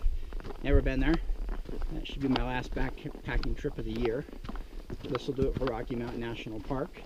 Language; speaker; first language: English; native; English